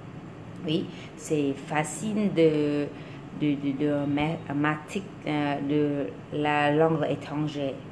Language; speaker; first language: French; non-native, learner; Vietnamese